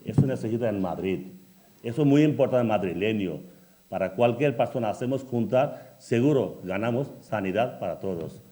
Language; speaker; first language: Spanish; non-native, learner; Bangla